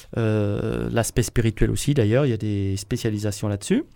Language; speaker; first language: French; native; French